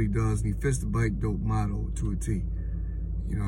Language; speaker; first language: English; native; English